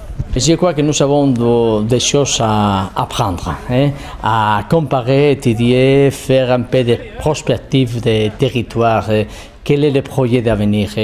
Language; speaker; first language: French; non-native, fluent; Spanish